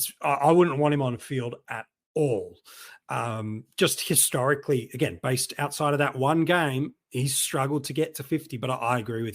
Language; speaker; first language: English; native; English